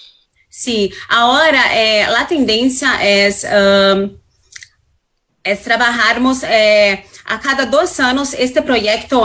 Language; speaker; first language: Spanish; non-native, fluent; Portuguese